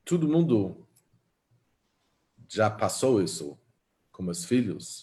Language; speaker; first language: Portuguese; non-native, fluent; Hebrew